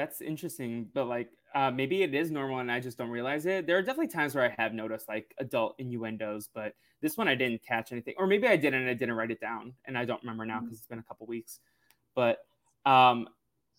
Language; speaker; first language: English; native; English